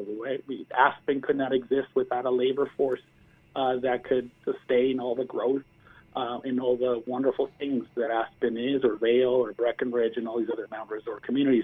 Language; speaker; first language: English; early bilingual, other home language; Spanish